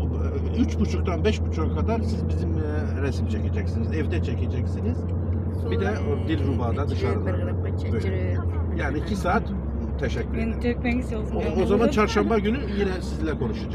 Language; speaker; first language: Turkish; non-native, fluent; Kyrgyz